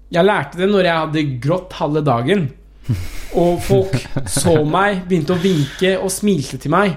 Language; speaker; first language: Norwegian; non-native, local second language; Persian